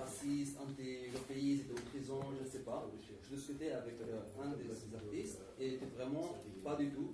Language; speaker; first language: French; non-native, fluent; Arabic